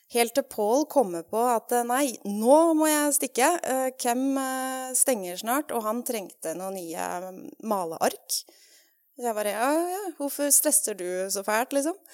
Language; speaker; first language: Norwegian; native; Norwegian